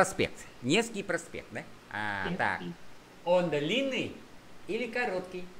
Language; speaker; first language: Russian; non-native, fluent; Vietnamese